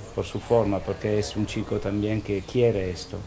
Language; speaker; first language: Spanish; non-native, learner; Italian